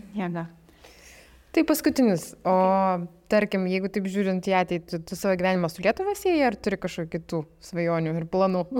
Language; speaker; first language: Lithuanian; native; Lithuanian